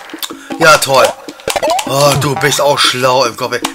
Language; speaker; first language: German; native; German